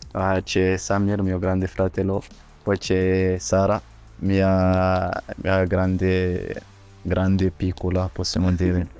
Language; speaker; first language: Italian; non-native, fluent; French